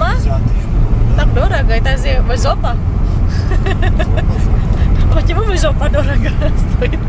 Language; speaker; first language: Russian; non-native, learner; Indonesian